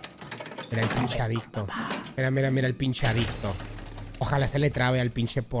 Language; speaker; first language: Spanish; native; Spanish